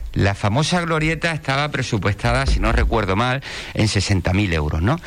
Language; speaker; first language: Spanish; native; Spanish